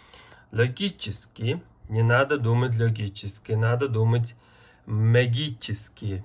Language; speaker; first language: Russian; non-native, learner; Mongolian